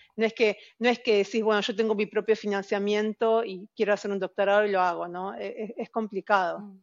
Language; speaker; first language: Spanish; native; Spanish